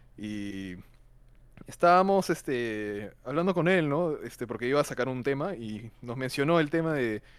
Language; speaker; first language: Spanish; native; Spanish